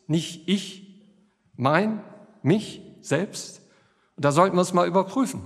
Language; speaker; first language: German; native; German